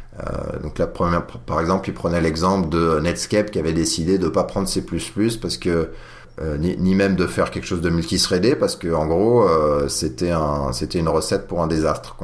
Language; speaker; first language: French; native; French